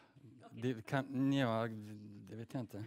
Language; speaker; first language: Swedish; early bilingual, heritage; Swedish